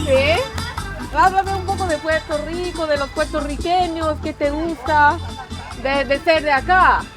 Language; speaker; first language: Spanish; non-native, learner; English